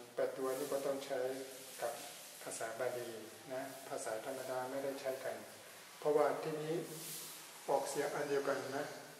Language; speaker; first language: Thai; non-native, fluent; Burmese